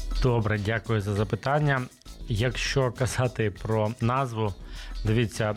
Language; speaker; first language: Ukrainian; non-native, local second language; Russian